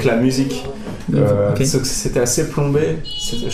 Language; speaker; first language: French; native; French